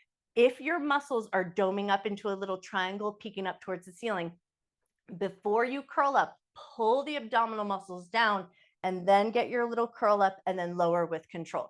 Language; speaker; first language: English; native; English